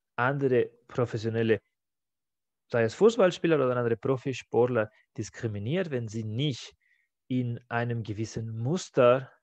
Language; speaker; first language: German; non-native, fluent; Spanish